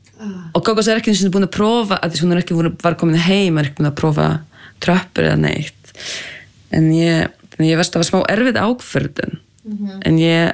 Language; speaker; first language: Icelandic; non-native, learner; Polish